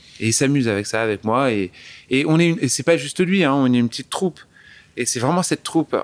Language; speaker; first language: French; early bilingual, other home language; English